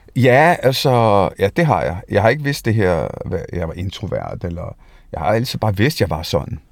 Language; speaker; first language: Danish; early bilingual, other home language; Hindi